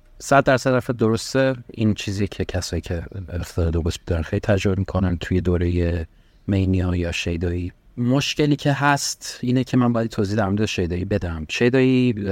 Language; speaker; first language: Persian; early bilingual, heritage; Persian